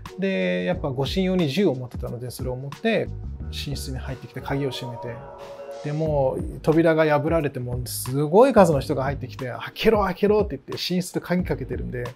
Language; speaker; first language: Japanese; early bilingual, other home language; English